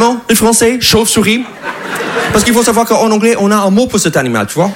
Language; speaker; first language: French; non-native, fluent; English